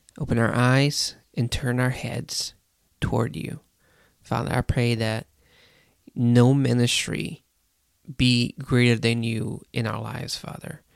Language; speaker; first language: English; non-native, fluent; Portuguese